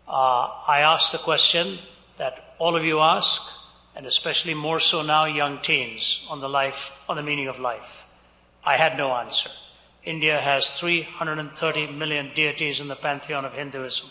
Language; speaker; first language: English; non-native, local second language; Hindi